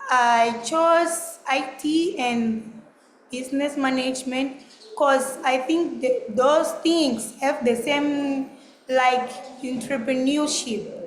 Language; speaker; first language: English; non-native, learner; Portuguese